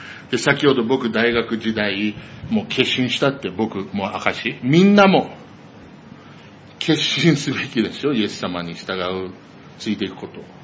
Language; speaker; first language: Japanese; non-native, fluent; English